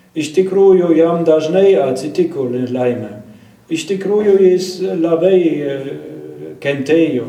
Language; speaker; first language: Lithuanian; non-native, fluent; German